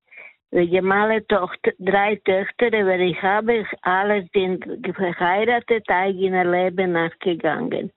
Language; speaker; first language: German; non-native, learner; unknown